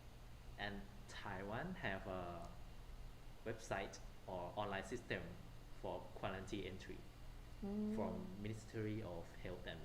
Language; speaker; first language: English; non-native, fluent; Thai